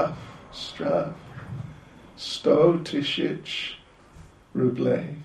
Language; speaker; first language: Russian; non-native, learner; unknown